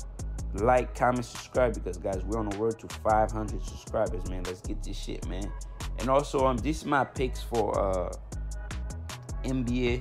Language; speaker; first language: English; native; English